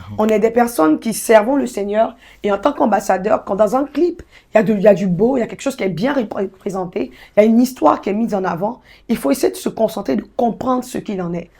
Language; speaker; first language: French; native; French